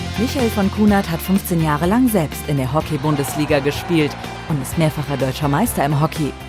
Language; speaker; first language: German; native; German